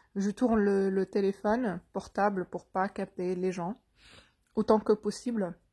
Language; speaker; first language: French; non-native, local second language; Arabic